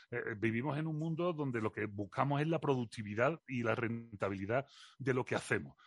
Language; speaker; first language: Spanish; native; Spanish